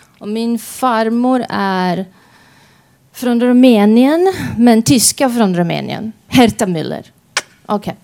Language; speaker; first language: Swedish; non-native, fluent; Croatian